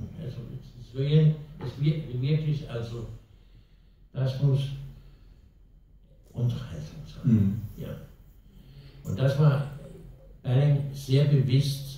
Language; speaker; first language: German; non-native, learner; Danish